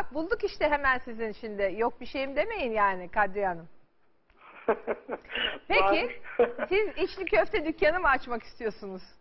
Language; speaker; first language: Turkish; native; Turkish